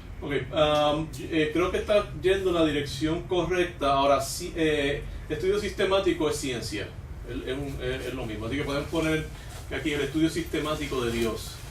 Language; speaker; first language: Spanish; early bilingual, heritage; Spanish